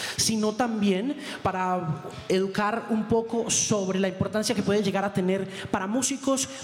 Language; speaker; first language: Spanish; native; Spanish